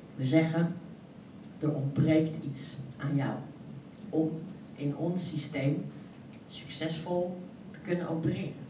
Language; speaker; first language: Dutch; early bilingual, other home language; French